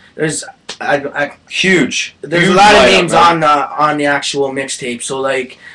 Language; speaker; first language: English; native; English